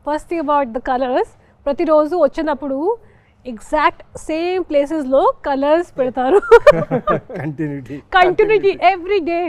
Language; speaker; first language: Telugu; non-native, fluent; Hindi